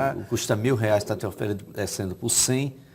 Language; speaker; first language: Portuguese; native; Portuguese